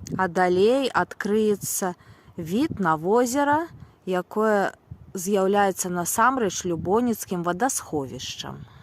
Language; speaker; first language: Belarusian; native; Belarusian